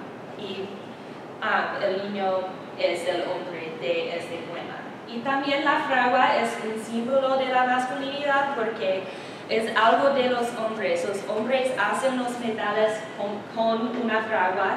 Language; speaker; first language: Spanish; non-native, learner; English